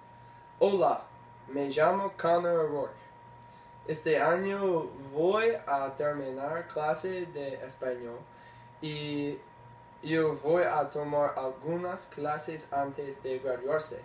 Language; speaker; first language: Spanish; non-native, learner; English